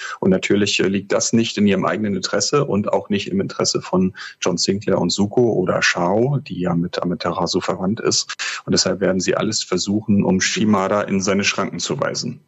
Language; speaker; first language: German; native; German